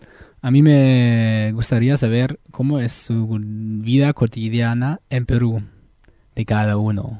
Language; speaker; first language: Spanish; non-native, fluent; German